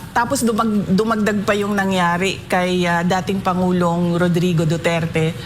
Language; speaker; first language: Filipino; non-native, local second language; Cebuano